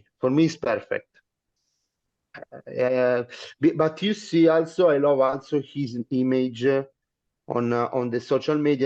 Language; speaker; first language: English; non-native, learner; Italian